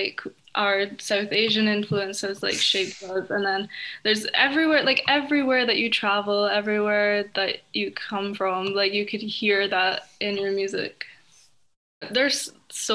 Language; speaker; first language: English; native; English